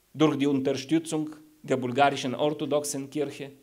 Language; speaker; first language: German; non-native, fluent; Bulgarian